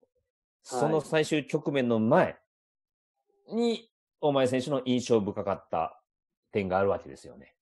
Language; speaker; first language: Japanese; native; Japanese